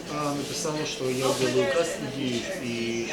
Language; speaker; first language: Russian; native; Russian